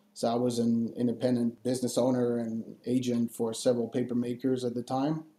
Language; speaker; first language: English; non-native, fluent; French